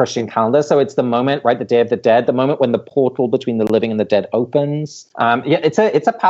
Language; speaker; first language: English; native; English